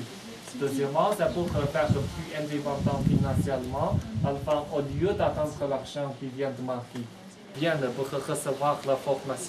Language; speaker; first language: French; non-native, fluent; Chinese